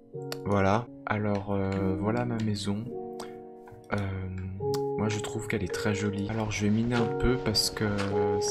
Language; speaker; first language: French; native; French